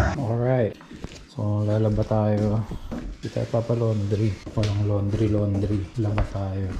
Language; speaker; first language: Filipino; native; Filipino